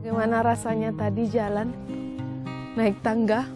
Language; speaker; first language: Indonesian; native; Indonesian